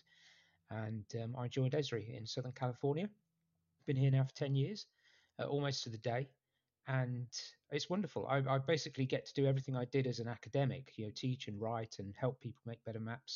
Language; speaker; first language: English; native; English